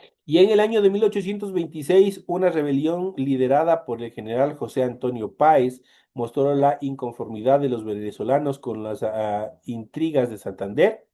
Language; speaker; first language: Spanish; native; Spanish